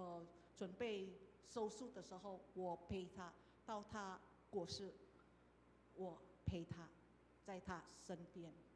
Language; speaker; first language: Chinese; non-native, fluent; Indonesian